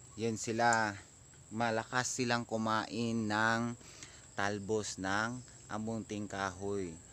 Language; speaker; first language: Filipino; non-native, local second language; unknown